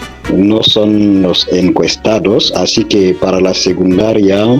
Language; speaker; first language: Spanish; non-native, fluent; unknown